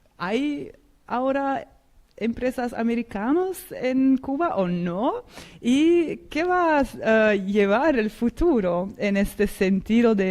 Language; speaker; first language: Spanish; non-native, fluent; Dutch